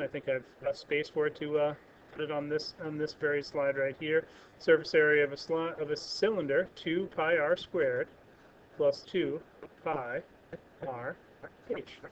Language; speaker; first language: English; native; English